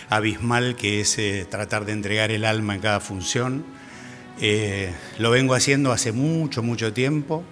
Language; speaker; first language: Spanish; native; Spanish